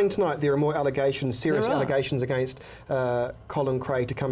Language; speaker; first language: English; native; English